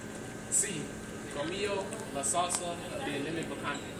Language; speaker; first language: Spanish; non-native, learner; English